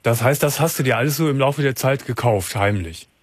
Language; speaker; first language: German; native; German